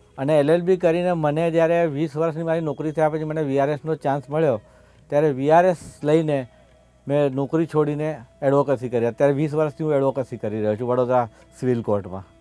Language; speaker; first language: Gujarati; non-native, local second language; Marathi